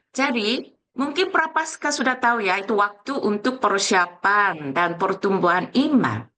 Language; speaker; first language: Indonesian; non-native, fluent; Korean